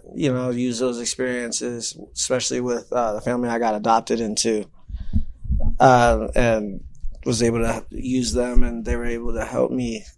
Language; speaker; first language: English; native; English